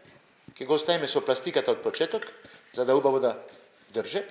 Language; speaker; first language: Macedonian; non-native, fluent; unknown